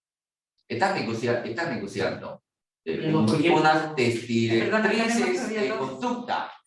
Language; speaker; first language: Spanish; non-native, fluent; Chinese